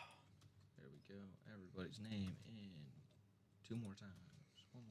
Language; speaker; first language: English; native; English